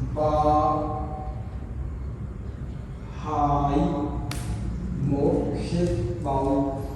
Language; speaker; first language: Vietnamese; non-native, learner; Hindi